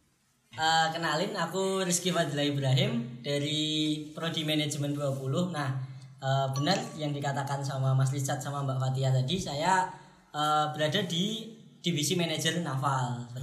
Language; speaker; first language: Indonesian; native; Indonesian